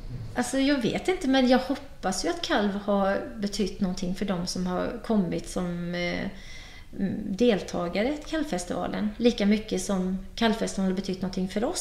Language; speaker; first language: Swedish; native; Swedish